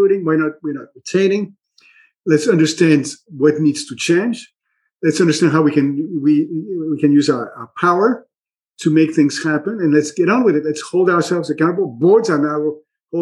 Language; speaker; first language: English; native; English